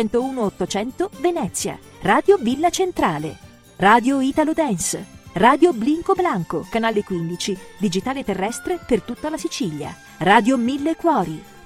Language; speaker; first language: Italian; native; Italian